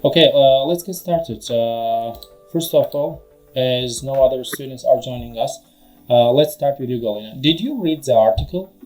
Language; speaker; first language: English; non-native, fluent; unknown